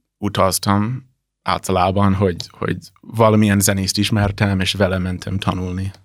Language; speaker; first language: Hungarian; non-native, fluent; English